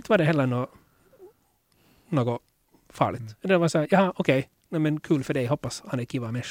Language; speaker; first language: Swedish; native; Swedish